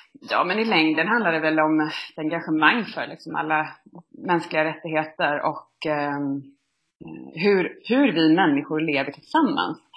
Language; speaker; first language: Swedish; native; Swedish